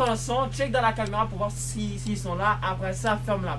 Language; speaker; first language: French; native; French